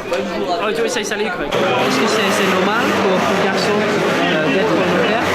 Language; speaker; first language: French; non-native, learner; English